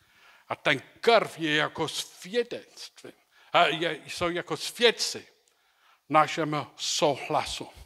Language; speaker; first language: Czech; non-native, learner; English